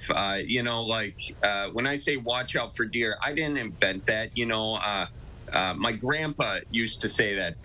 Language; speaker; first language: English; native; English